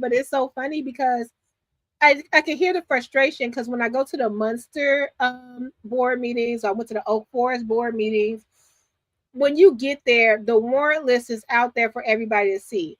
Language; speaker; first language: English; native; English